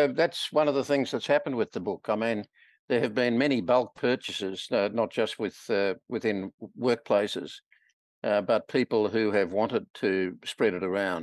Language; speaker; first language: English; native; English